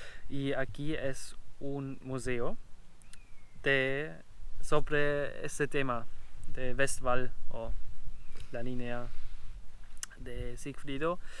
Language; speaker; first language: Spanish; non-native, learner; German